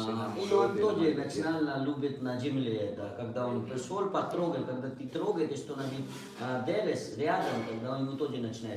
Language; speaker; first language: Russian; non-native, learner; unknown